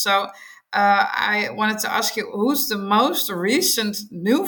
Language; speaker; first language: English; non-native, fluent; Dutch